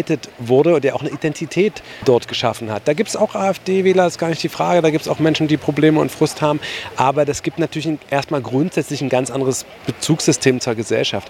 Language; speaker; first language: German; native; German